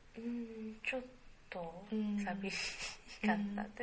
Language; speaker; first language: Japanese; non-native, learner; Chinese